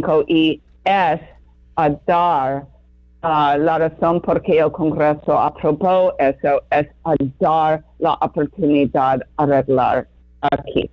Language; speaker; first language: Spanish; non-native, learner; English